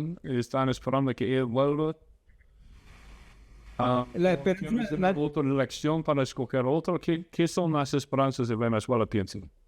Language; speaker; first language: Spanish; non-native, fluent; English